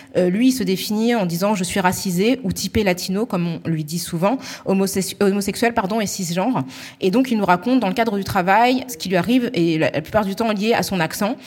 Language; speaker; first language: French; native; French